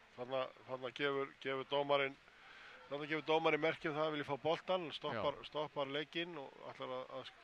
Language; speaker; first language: Icelandic; native; Icelandic